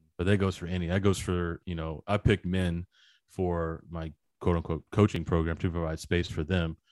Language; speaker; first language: English; native; English